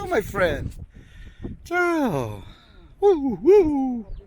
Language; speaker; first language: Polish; non-native, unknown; Italian